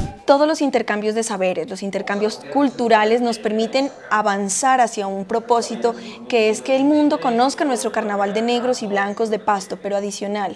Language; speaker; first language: Spanish; native; Spanish